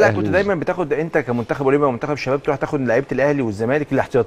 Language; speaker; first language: Arabic; native; Arabic